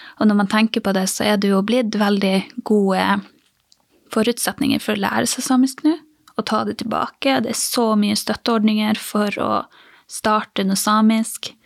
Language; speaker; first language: Norwegian; native; Norwegian